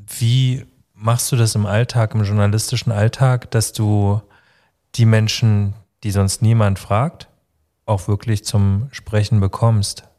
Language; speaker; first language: German; native; German